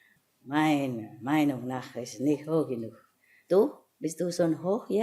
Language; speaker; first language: German; non-native, fluent; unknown